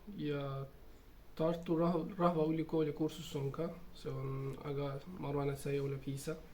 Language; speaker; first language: Estonian; non-native, learner; Turkish